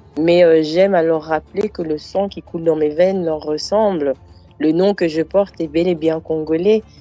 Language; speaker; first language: French; native; French